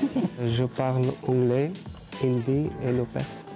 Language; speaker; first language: French; non-native, learner; Persian